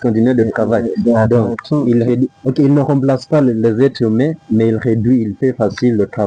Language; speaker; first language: French; non-native, learner; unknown